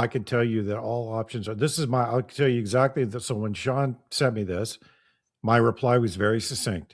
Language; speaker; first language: English; native; English